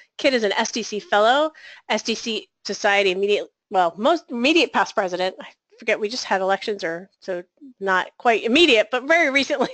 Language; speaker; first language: English; native; English